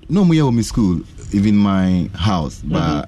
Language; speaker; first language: English; non-native, local second language; Akan